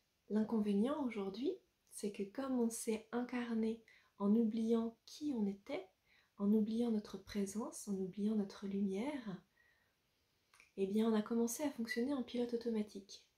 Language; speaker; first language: French; native; French